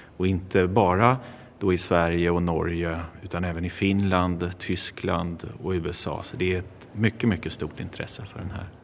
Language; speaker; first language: Swedish; native; Swedish